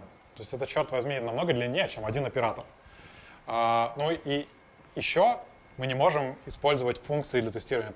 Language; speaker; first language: Russian; native; Russian